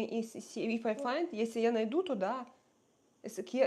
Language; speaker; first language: Spanish; non-native, learner; Russian